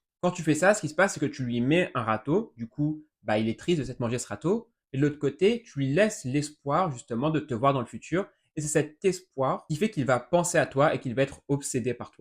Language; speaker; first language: French; native; French